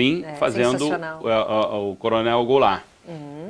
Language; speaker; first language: Portuguese; native; Portuguese